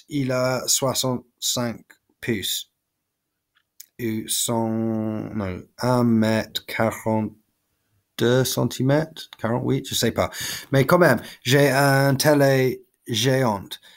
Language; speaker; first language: French; non-native, learner; English